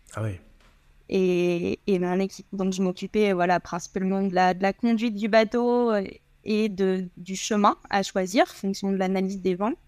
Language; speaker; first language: French; native; French